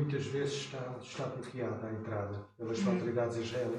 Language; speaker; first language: Portuguese; native; Portuguese